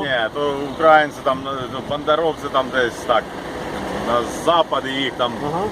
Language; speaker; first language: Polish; non-native, learner; Ukrainian